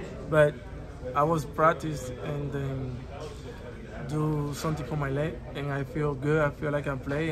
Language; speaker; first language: English; non-native, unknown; Spanish